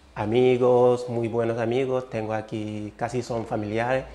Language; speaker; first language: Spanish; non-native, fluent; Wolof